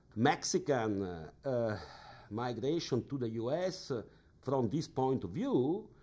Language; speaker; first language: English; non-native, fluent; Italian